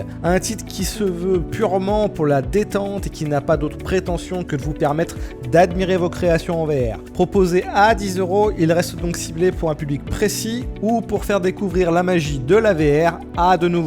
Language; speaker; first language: French; native; French